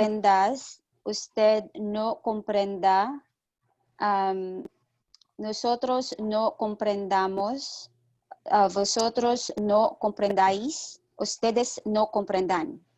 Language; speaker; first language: Spanish; non-native, learner; English